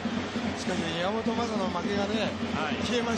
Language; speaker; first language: Japanese; native; Japanese